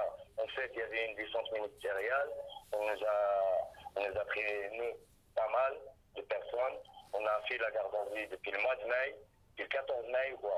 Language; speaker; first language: French; non-native, local second language; Arabic